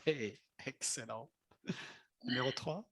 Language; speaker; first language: French; non-native, fluent; English